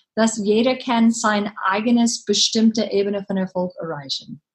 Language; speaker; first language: German; non-native, learner; English